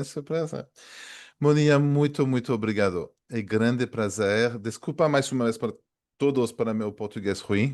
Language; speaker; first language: Portuguese; non-native, fluent; French